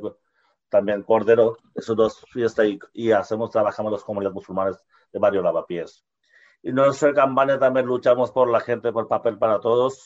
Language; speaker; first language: Spanish; non-native, learner; Bangla